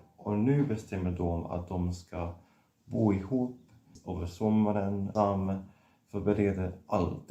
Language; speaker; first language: Swedish; non-native, fluent; Catalan